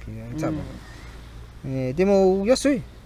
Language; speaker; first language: Japanese; non-native, learner; English